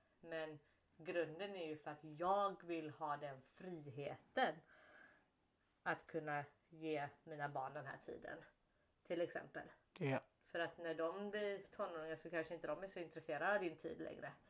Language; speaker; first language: Swedish; native; Swedish